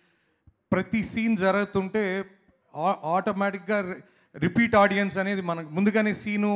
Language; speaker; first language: Telugu; native; Telugu